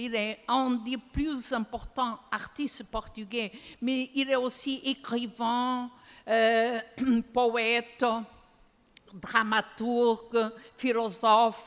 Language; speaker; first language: French; non-native, fluent; Portuguese